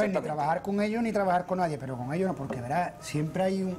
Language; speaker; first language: Spanish; native; Spanish